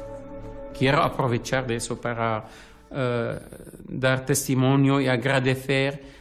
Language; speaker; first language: Spanish; non-native, fluent; Arabic